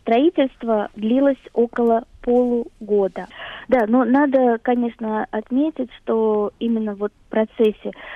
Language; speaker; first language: Russian; native; Russian